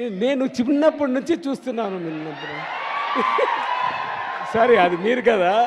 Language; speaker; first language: Telugu; non-native, learner; Tamil